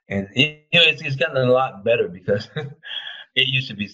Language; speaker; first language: English; native; English